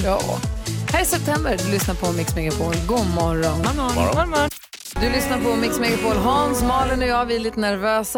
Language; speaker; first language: Swedish; native; Swedish